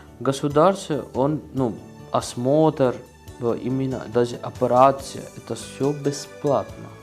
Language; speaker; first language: Russian; non-native, learner; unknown